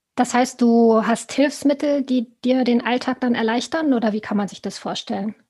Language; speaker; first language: German; native; German